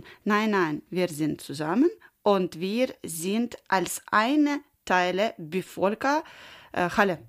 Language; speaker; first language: German; non-native, learner; Ukrainian